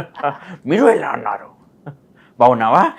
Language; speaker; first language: Telugu; non-native, local second language; Urdu